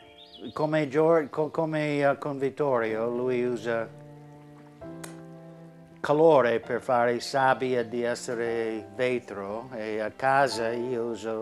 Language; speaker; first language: Italian; non-native, learner; English